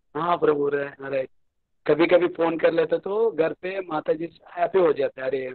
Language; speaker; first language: Hindi; non-native, local second language; Telugu